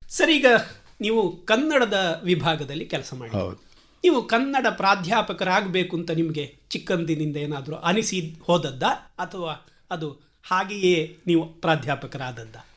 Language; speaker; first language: Kannada; native; Kannada